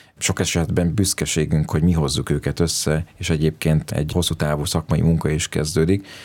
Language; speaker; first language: Hungarian; native; Hungarian